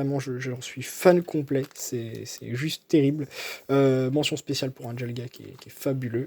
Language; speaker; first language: French; native; French